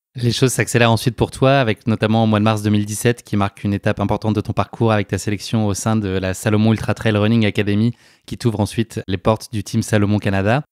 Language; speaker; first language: French; native; French